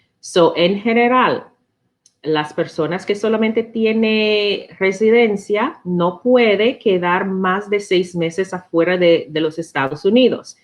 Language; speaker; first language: Spanish; non-native, learner; English